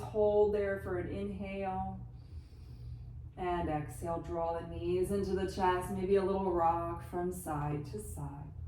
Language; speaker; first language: English; native; English